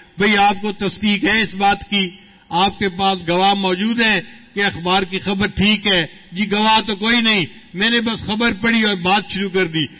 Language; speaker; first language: Urdu; non-native, local second language; Punjabi